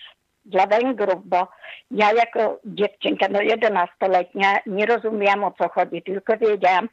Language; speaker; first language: Polish; non-native, fluent; Hungarian